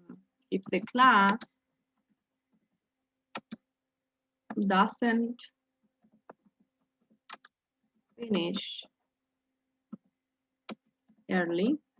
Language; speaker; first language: English; non-native, fluent; Spanish